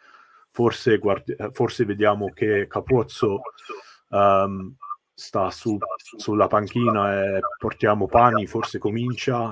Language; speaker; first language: Italian; early bilingual, heritage; English